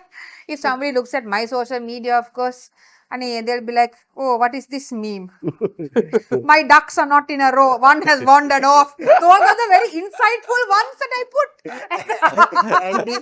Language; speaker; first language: English; non-native, local second language; Sinhala